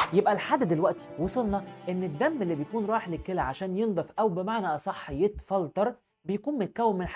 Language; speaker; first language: Arabic; native; Arabic